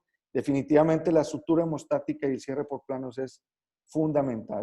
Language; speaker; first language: Spanish; native; Spanish